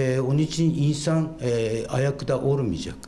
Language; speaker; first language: Turkish; non-native, fluent; Japanese